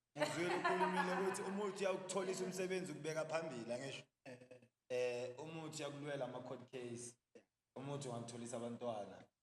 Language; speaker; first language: Zulu; native; Zulu